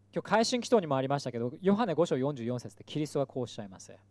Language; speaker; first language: Japanese; early bilingual, other home language; Korean